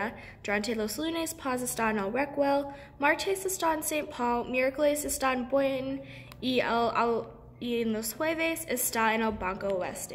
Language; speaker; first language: Spanish; non-native, learner; English